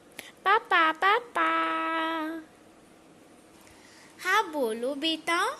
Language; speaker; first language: Hindi; native; Hindi